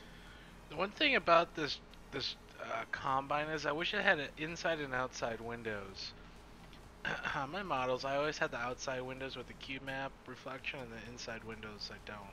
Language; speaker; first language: English; native; English